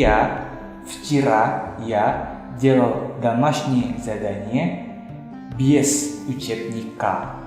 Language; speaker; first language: Russian; non-native, fluent; Indonesian